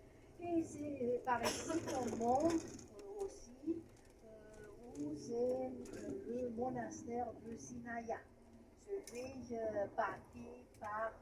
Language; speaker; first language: French; non-native, fluent; Romanian